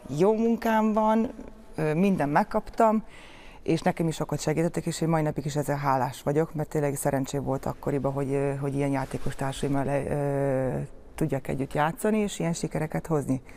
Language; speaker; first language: Hungarian; non-native, fluent; Serbian